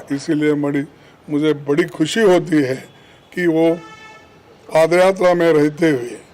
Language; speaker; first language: Hindi; non-native, local second language; Kannada